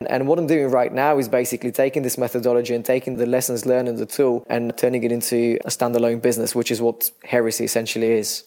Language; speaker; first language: English; non-native, fluent; Bulgarian